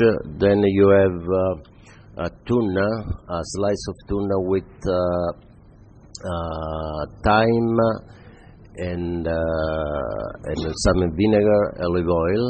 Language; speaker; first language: English; non-native, fluent; Italian